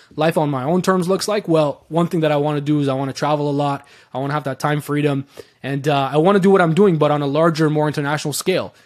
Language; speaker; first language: English; early bilingual, other home language; Persian